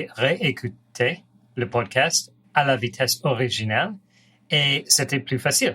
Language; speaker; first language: French; non-native, fluent; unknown